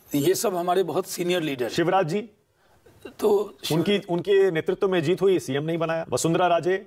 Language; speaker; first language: Hindi; native; Hindi